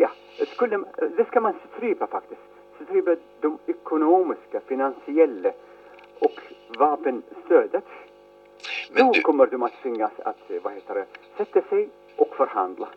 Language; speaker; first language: Swedish; non-native, fluent; Arabic